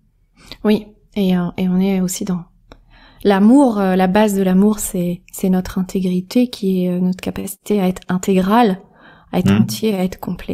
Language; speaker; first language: French; native; French